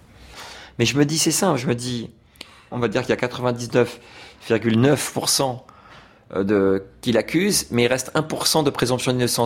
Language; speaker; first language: French; native; French